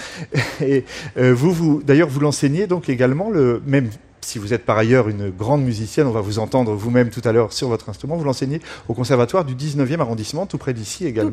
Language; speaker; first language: French; native; French